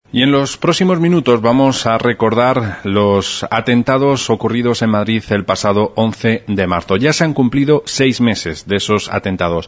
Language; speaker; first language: Spanish; native; Spanish